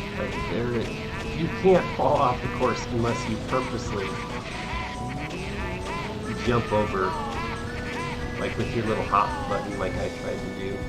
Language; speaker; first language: English; native; English